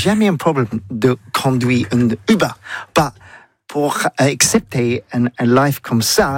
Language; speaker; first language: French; non-native, learner; English